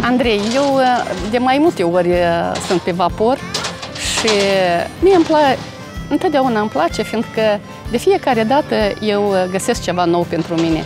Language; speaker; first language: Romanian; non-native, fluent; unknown